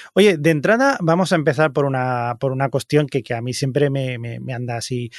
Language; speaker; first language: Spanish; native; Spanish